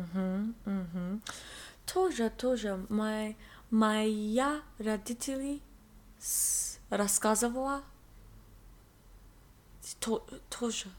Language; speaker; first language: Russian; non-native, learner; English